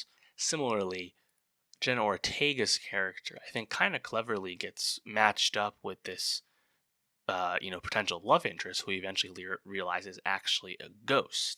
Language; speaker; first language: English; native; English